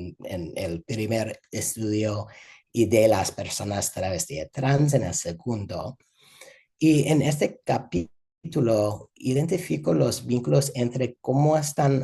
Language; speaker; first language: Spanish; non-native, fluent; English